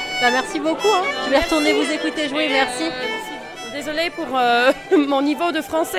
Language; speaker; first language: French; native; French